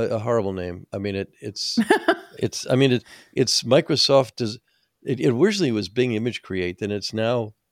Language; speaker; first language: English; native; English